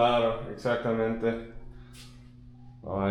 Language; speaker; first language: Spanish; non-native, learner; English